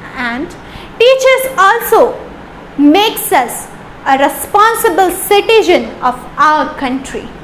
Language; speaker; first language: English; non-native, local second language; Hindi